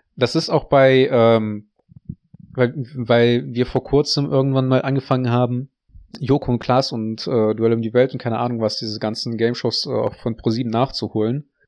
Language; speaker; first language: German; early bilingual, other home language; Russian